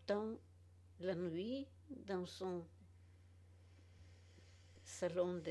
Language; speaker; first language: French; non-native, fluent; Polish